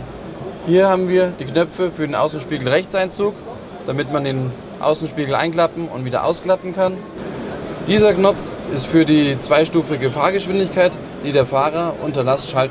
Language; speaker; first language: German; native; German